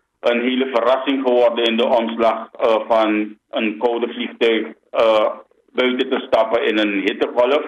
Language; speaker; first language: Dutch; native; Dutch